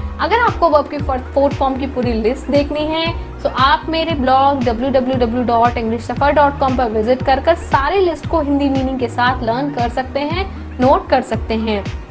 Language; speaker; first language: Hindi; native; Hindi